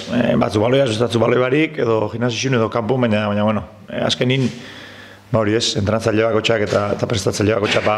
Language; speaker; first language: Basque; native; Basque